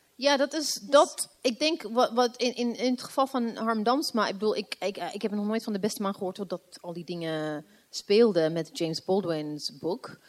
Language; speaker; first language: Dutch; non-native, fluent; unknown